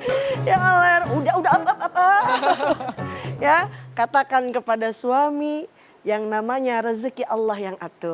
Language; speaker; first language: Indonesian; native; Indonesian